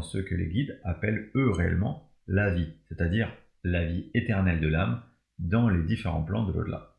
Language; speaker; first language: French; native; French